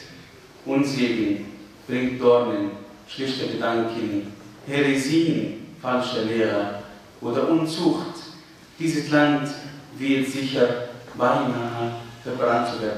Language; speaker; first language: German; non-native, fluent; Arabic